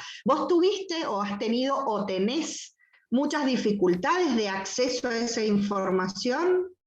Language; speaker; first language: Spanish; native; Spanish